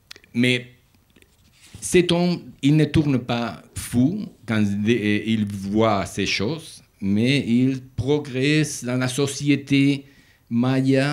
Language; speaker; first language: French; non-native, learner; Spanish